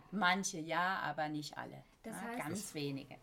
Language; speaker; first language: German; native; German